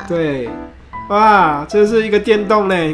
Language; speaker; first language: Chinese; native; Chinese